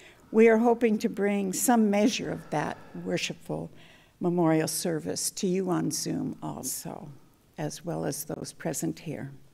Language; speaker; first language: English; native; English